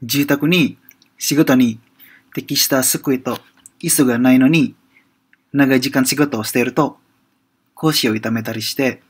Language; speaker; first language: Japanese; non-native, fluent; Indonesian